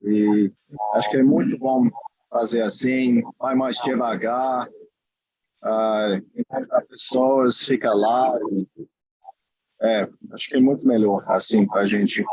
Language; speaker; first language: Portuguese; non-native, learner; English